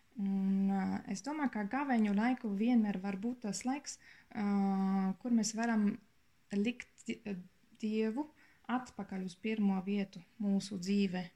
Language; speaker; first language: Latvian; non-native, learner; German